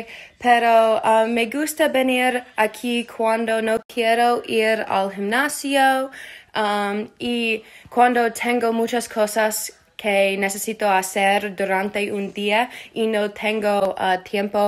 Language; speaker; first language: Spanish; non-native, learner; English